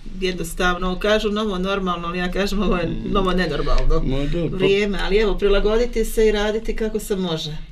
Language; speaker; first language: Croatian; native; Croatian